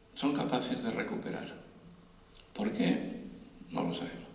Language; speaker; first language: Spanish; native; Spanish